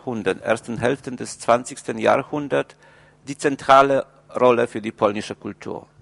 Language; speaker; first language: German; non-native, fluent; Polish